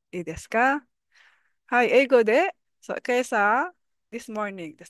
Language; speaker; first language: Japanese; non-native, fluent; Filipino